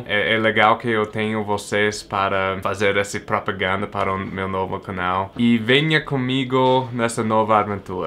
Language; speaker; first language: Portuguese; non-native, fluent; English